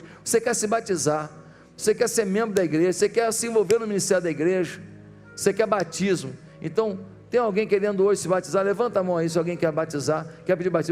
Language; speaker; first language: Portuguese; native; Portuguese